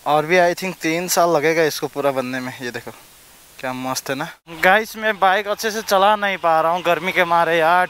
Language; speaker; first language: Hindi; non-native, local second language; Nepali